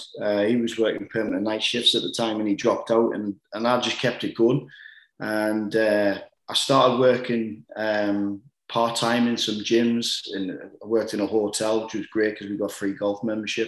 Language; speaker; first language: English; native; English